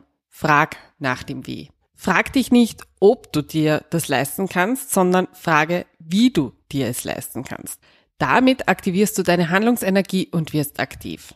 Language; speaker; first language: German; native; German